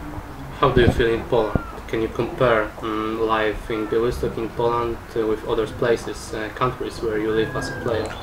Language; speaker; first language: English; non-native, learner; Polish